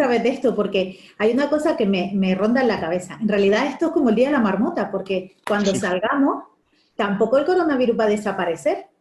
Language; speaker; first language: Spanish; native; Spanish